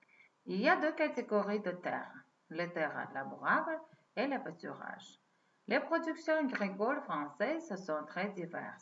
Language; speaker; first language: French; non-native, fluent; Uzbek